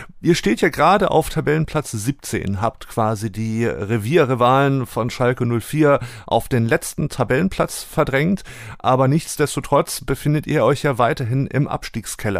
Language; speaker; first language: German; native; German